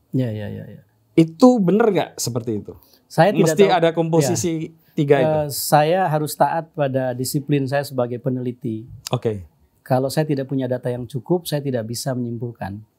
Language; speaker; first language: Indonesian; native; Indonesian